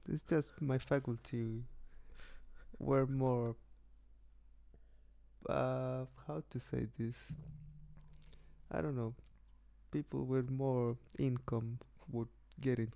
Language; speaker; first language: English; non-native, fluent; Spanish